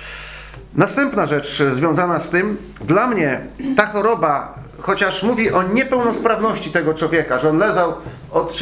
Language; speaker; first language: Polish; native; Polish